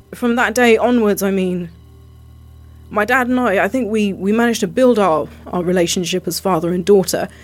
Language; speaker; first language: English; native; English